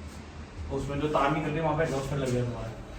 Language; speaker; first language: Hindi; native; Hindi